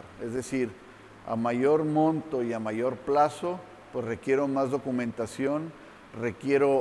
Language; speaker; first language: Spanish; native; Spanish